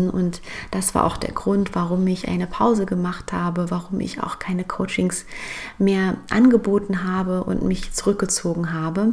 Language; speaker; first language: German; native; German